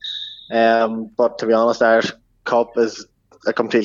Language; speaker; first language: English; native; English